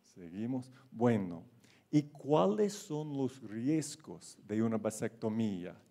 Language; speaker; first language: Spanish; non-native, fluent; English